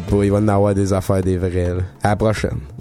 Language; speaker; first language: French; native; French